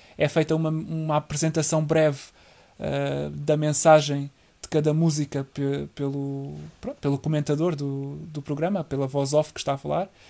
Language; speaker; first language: Portuguese; native; Portuguese